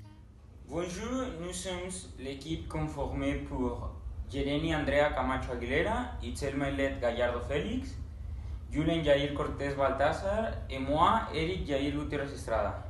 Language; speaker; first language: French; non-native, learner; Spanish